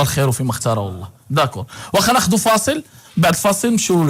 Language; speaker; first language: Arabic; native; Arabic